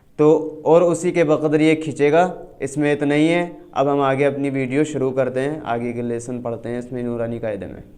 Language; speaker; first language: Urdu; native; Urdu